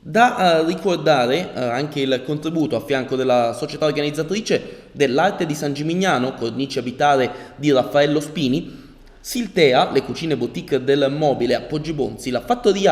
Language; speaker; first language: Italian; native; Italian